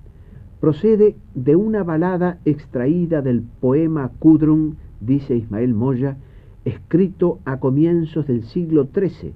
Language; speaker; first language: Spanish; native; Spanish